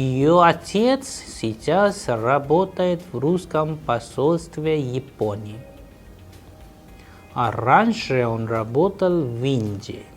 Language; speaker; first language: Russian; non-native, fluent; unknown